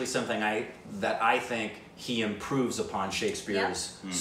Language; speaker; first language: English; native; English